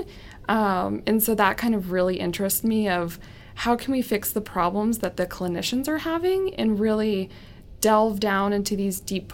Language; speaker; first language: English; native; English